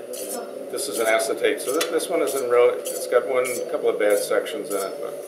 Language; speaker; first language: English; native; English